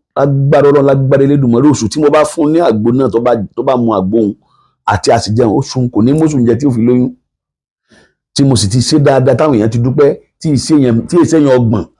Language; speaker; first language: Yoruba; native; Yoruba